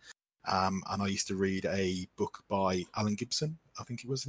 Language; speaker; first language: English; native; English